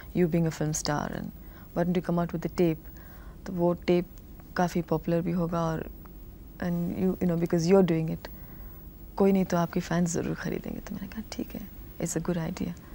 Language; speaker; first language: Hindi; non-native, local second language; Telugu